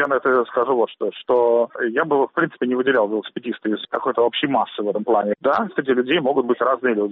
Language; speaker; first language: Russian; native; Russian